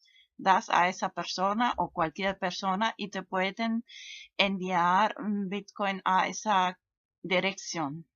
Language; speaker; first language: Spanish; non-native, fluent; German